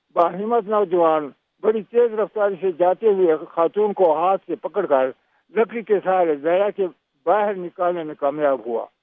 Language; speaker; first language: Urdu; non-native, local second language; Pashto